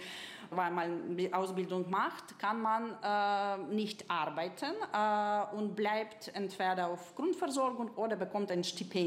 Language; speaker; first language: German; non-native, fluent; Ukrainian